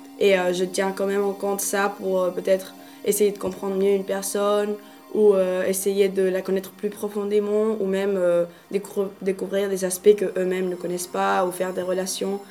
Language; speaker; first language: French; non-native, fluent; Spanish